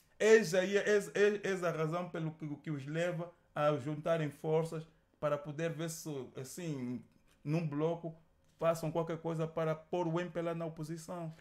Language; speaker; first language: Portuguese; native; Portuguese